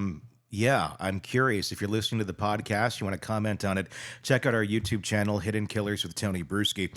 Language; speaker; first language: English; native; English